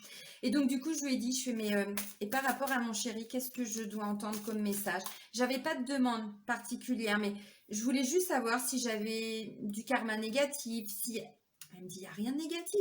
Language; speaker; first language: French; native; French